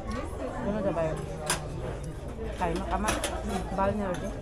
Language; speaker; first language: Turkish; non-native, learner; Filipino